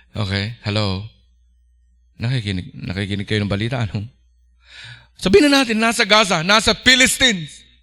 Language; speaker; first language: Filipino; non-native, local second language; Iloko